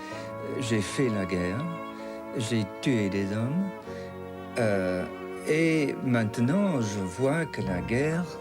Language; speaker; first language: French; non-native, fluent; English